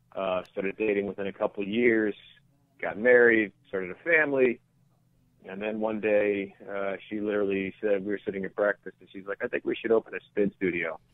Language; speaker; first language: English; native; English